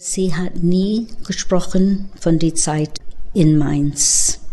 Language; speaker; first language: German; early bilingual, heritage; English